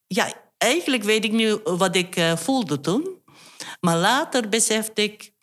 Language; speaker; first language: Dutch; non-native, fluent; Turkish